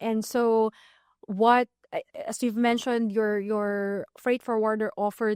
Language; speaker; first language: English; non-native, local second language; Filipino